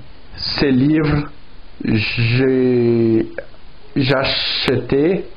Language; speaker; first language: French; non-native, learner; Portuguese